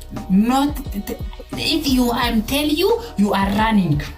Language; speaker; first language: English; non-native, learner; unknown